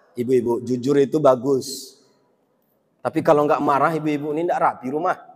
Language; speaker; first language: Indonesian; non-native, local second language; Minangkabau